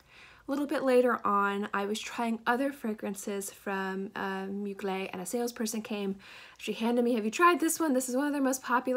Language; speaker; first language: English; native; English